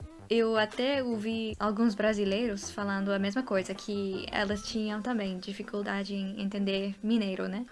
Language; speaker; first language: Portuguese; non-native, fluent; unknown